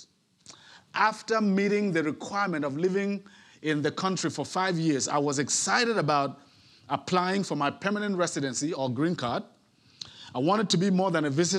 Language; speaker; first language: English; non-native, local second language; Ibibio